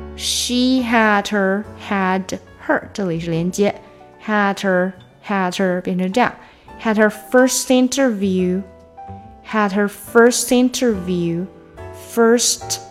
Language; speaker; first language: English; non-native, fluent; Chinese